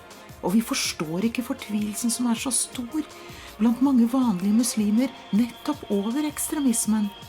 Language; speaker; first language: Norwegian; early bilingual, heritage; Norwegian